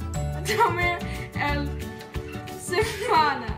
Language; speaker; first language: Spanish; non-native, learner; English